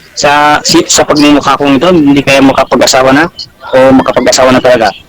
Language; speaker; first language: Filipino; non-native, local second language; Iloko